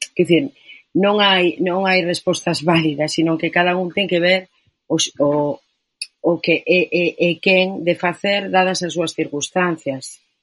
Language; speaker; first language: Galician; non-native, local second language; Spanish